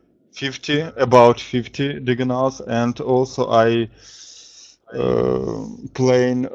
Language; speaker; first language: English; non-native, learner; Russian